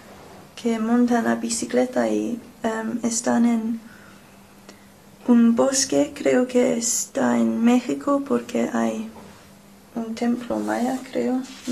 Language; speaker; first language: Spanish; non-native, learner; English